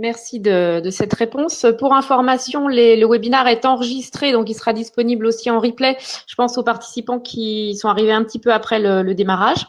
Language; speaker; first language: French; native; French